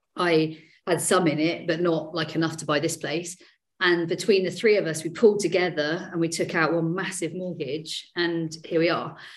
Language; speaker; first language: English; native; English